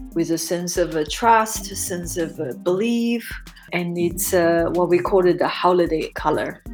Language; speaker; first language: English; non-native, fluent; Chinese